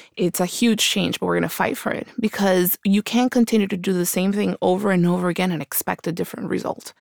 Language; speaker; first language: English; early bilingual, other home language; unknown